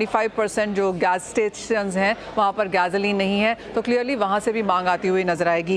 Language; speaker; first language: Hindi; native; Hindi